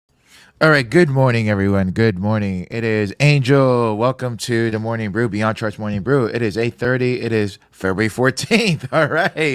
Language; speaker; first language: English; native; English